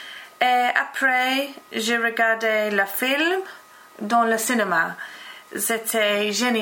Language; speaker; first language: French; non-native, learner; English